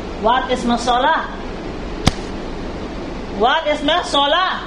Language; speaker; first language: Dutch; early bilingual, heritage; Urdu